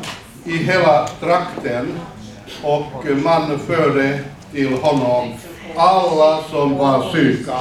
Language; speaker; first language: Swedish; non-native, fluent; Finnish